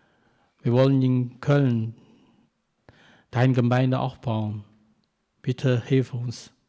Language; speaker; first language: German; non-native, fluent; Chinese